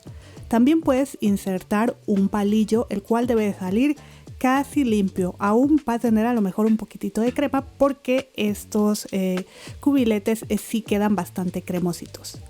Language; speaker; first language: Spanish; native; Spanish